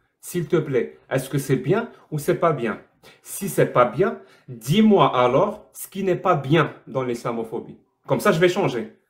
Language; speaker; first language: French; non-native, local second language; Arabic